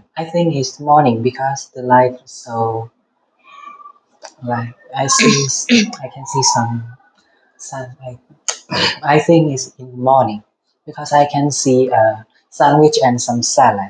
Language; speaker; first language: English; non-native, learner; Vietnamese